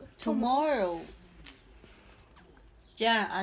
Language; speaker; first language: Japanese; non-native, fluent; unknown